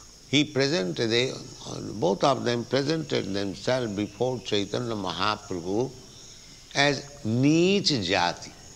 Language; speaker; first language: English; non-native, local second language; Bangla